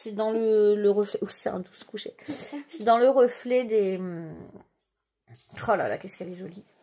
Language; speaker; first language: French; native; French